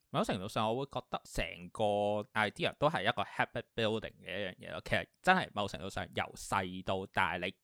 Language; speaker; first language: Cantonese; native; Cantonese